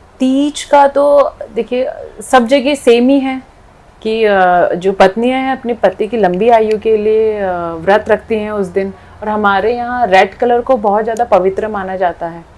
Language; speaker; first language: Hindi; non-native, local second language; Nepali